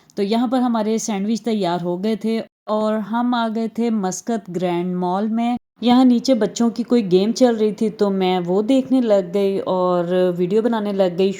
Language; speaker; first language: Urdu; native; Urdu